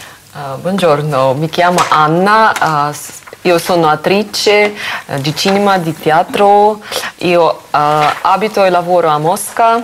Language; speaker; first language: Italian; non-native, learner; Russian